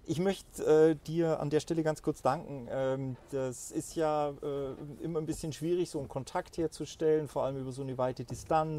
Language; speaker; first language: German; native; German